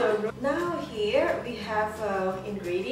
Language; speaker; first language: English; non-native, learner; Indonesian